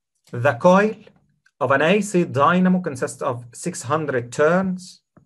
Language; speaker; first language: English; non-native, fluent; Arabic